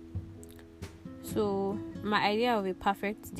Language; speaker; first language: English; non-native, local second language; Yoruba